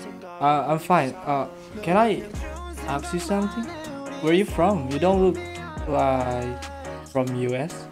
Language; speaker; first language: English; non-native, learner; Indonesian